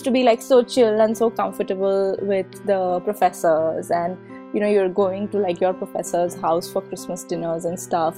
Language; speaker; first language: English; non-native, local second language; Hindi